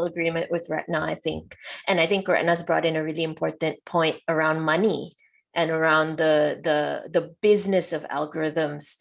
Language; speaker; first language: English; non-native, local second language; Malay